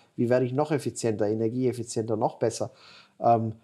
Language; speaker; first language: German; native; German